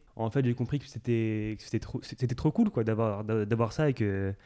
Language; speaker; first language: French; native; French